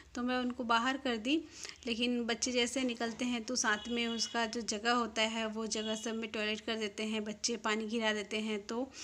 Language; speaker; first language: Hindi; non-native, local second language; Bangla